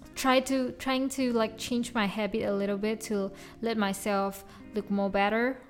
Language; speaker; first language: English; non-native, local second language; Chinese